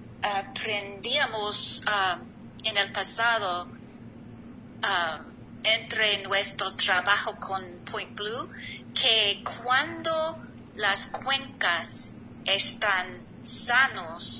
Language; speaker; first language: Spanish; non-native, learner; English